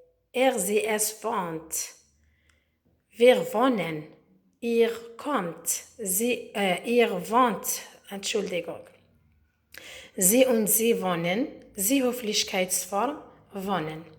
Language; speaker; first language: German; non-native, learner; Arabic